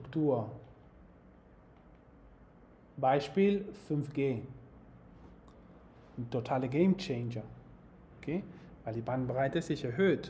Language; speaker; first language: German; non-native, fluent; Spanish